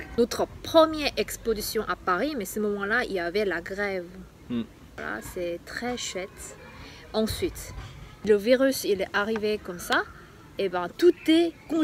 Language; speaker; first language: French; non-native, fluent; Korean